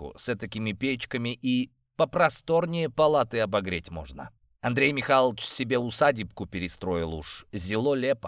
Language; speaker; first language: Russian; native; Russian